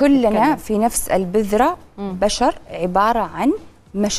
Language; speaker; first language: Arabic; native; Arabic